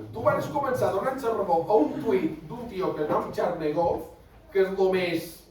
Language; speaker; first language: Catalan; native; Catalan